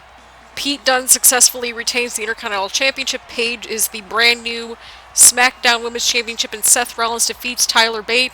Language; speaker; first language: English; native; English